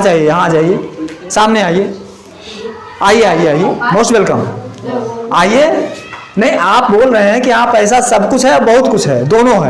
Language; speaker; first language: Hindi; native; Hindi